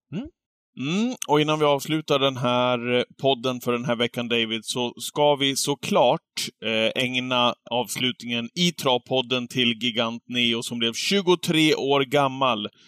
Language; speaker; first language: Swedish; native; Swedish